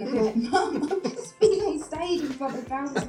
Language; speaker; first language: English; native; English